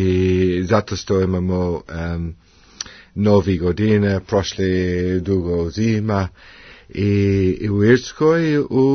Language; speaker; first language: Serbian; non-native, learner; English